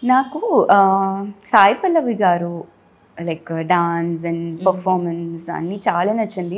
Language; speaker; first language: Telugu; non-native, learner; Tamil